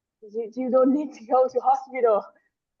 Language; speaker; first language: English; non-native, learner; Vietnamese